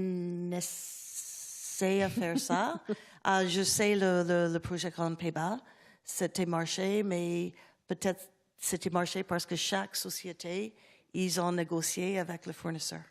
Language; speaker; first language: French; non-native, learner; English